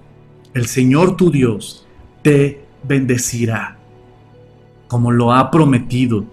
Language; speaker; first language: Spanish; native; Spanish